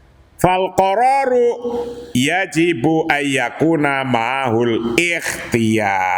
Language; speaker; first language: Arabic; non-native, fluent; Indonesian